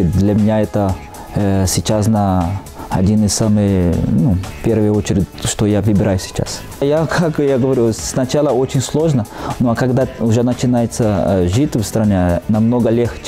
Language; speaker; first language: Russian; non-native, fluent; Portuguese